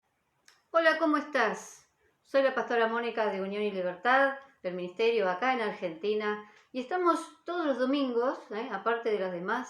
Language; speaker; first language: Spanish; native; Spanish